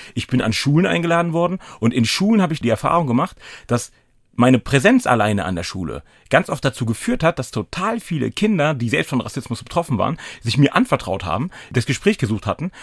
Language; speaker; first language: German; native; German